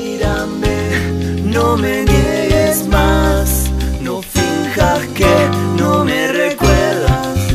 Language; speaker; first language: Spanish; native; Spanish